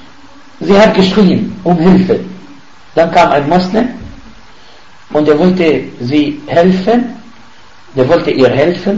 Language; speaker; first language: German; non-native, fluent; Arabic